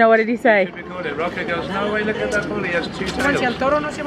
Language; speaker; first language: English; early bilingual, heritage; English